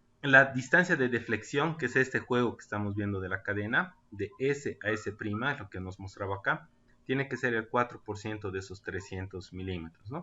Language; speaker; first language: Spanish; native; Spanish